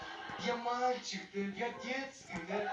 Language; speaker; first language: Russian; non-native, learner; Mongolian